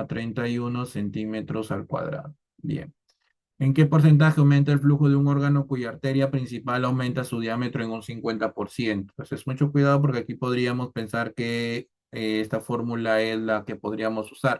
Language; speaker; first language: Spanish; native; Spanish